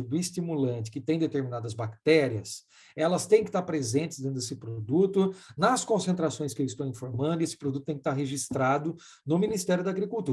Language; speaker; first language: Portuguese; native; Portuguese